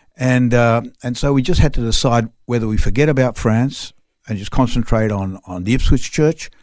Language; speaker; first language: English; non-native, local second language; French